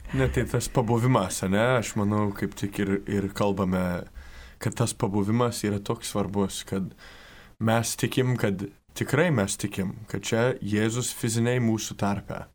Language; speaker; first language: Lithuanian; early bilingual, heritage; Lithuanian